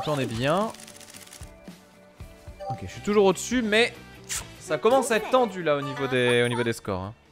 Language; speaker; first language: French; native; French